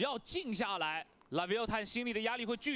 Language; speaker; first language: Chinese; native; Chinese